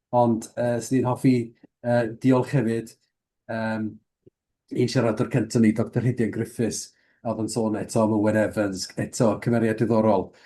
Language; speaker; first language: Welsh; native; Welsh